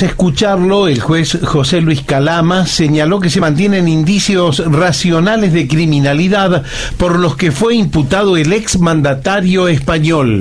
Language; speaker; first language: Spanish; native; Spanish